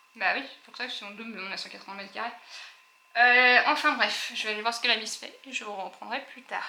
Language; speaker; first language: French; native; French